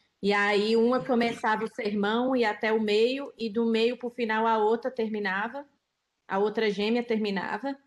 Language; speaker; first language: Portuguese; native; Portuguese